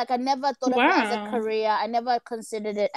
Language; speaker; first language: English; early bilingual, other home language; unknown